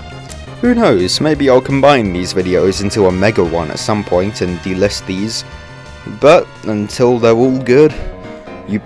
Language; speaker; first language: English; native; English